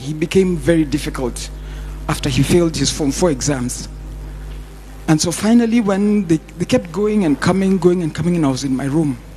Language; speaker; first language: English; non-native, local second language; Swahili